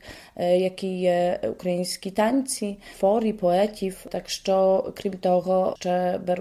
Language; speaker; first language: Polish; non-native, local second language; Ukrainian